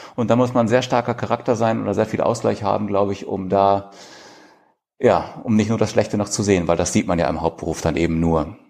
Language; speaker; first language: German; native; German